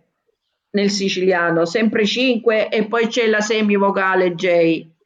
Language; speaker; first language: Italian; native; Italian